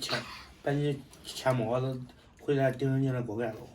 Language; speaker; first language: Chinese; native; Chinese